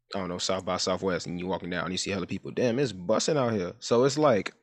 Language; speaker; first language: English; early bilingual, other home language; Yoruba